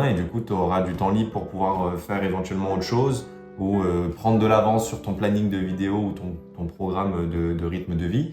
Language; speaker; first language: French; native; French